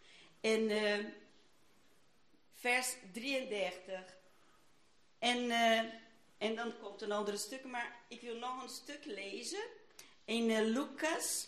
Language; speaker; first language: Dutch; non-native, fluent; Portuguese